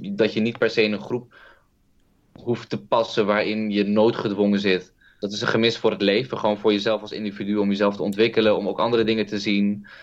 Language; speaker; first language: Dutch; early bilingual, other home language; Kurdish